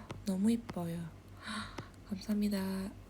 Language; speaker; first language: Korean; non-native, learner; Indonesian